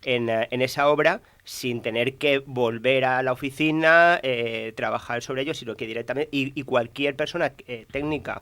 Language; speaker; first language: Spanish; native; Spanish